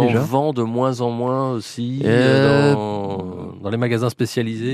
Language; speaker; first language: French; native; French